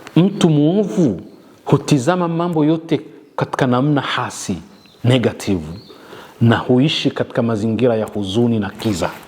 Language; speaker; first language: Swahili; native; Swahili